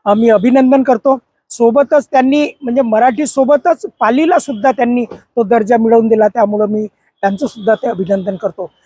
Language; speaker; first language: Marathi; native; Marathi